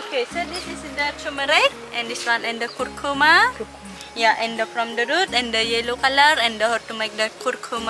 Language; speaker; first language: English; non-native, learner; Indonesian